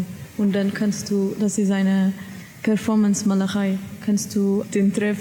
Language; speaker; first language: German; non-native, learner; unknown